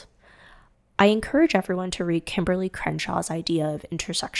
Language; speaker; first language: English; non-native, fluent; Cantonese